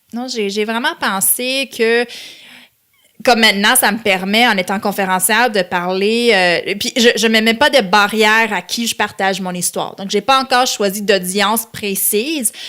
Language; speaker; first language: French; non-native, local second language; Italian